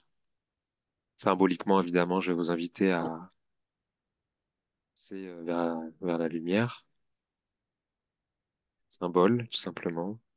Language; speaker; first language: French; native; French